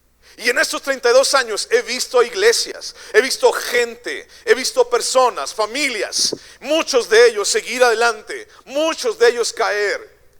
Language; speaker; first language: Spanish; native; Spanish